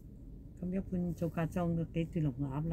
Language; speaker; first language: Cantonese; native; Cantonese